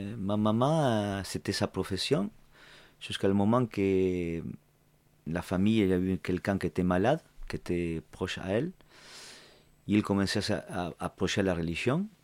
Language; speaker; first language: French; non-native, fluent; Spanish